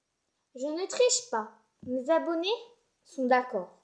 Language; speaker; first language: French; native; French